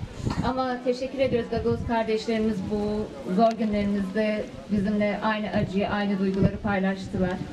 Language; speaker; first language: Turkish; native; Turkish